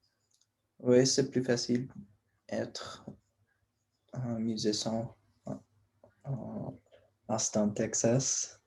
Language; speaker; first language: French; non-native, learner; English